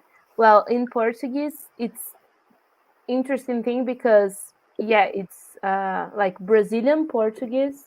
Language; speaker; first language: English; non-native, learner; Portuguese